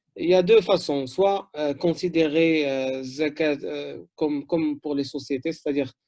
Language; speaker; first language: French; non-native, local second language; Arabic